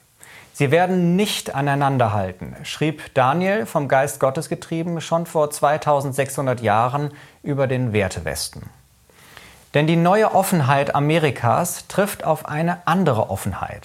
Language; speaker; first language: German; native; German